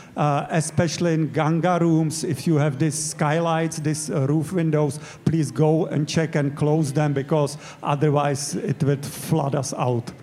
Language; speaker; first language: English; non-native, fluent; Czech